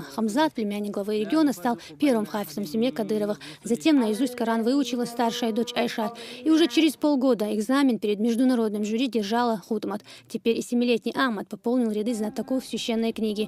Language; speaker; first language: Russian; native; Russian